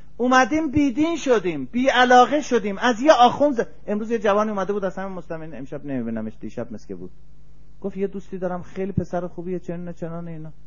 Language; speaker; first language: Persian; native; Persian